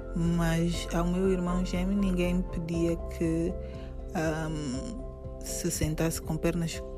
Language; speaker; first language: Portuguese; native; Portuguese